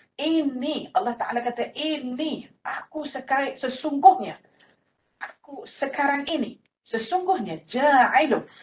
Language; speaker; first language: Malay; native; Malay